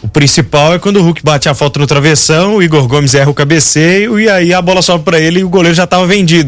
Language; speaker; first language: Portuguese; native; Portuguese